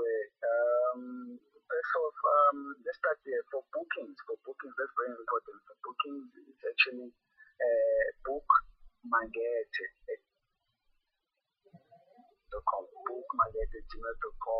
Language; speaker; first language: English; non-native, local second language; Zulu